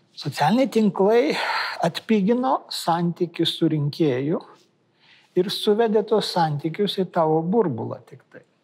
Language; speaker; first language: Lithuanian; native; Lithuanian